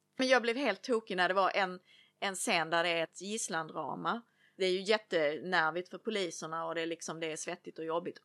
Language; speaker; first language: Swedish; native; Swedish